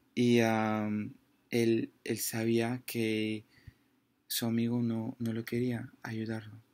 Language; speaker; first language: Spanish; non-native, learner; English